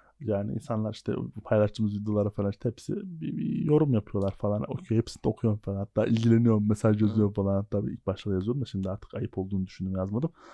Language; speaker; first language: Turkish; native; Turkish